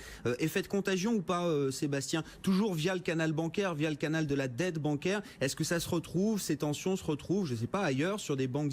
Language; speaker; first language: French; native; French